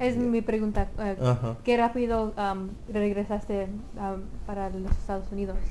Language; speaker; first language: Spanish; early bilingual, heritage; Spanish